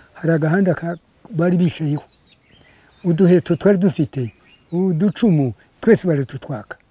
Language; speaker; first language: Kinyarwanda; native; Kinyarwanda